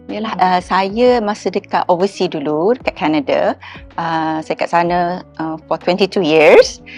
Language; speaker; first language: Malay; native; Malay